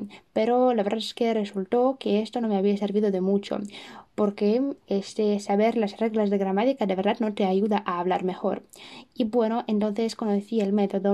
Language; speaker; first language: Spanish; non-native, fluent; Russian